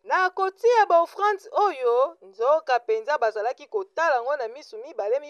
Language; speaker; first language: Lingala; non-native, local second language; Kongo